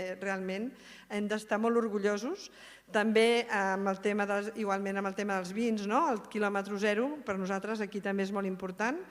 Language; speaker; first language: Catalan; native; Catalan